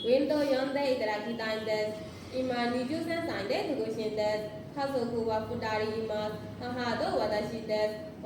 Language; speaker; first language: Japanese; non-native, learner; Burmese